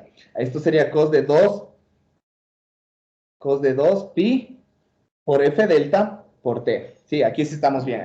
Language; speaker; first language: Spanish; native; Spanish